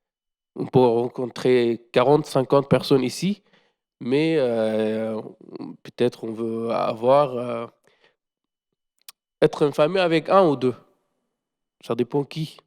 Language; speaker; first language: French; non-native, learner; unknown